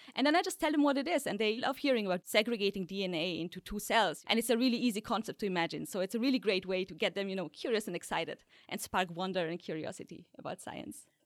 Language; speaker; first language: English; early bilingual, other home language; Polish